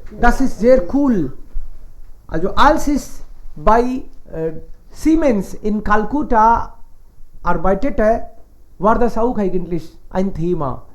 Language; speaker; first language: German; non-native, fluent; Hindi